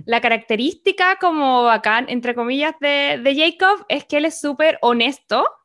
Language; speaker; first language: Spanish; native; Spanish